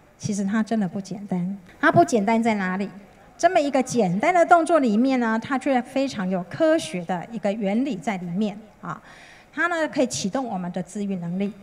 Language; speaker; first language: Chinese; native; Chinese